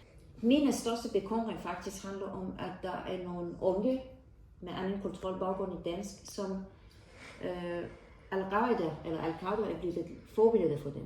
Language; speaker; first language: Danish; non-native, fluent; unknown